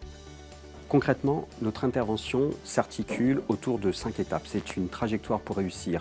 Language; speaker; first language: French; native; French